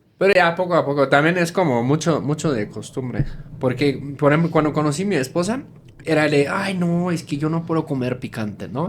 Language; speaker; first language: Spanish; non-native, fluent; German